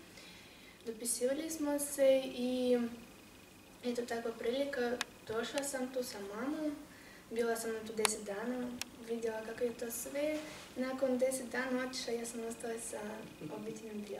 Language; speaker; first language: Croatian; non-native, fluent; Russian